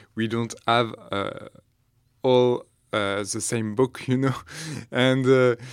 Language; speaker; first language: English; non-native, fluent; French